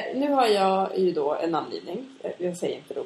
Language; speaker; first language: Swedish; native; Swedish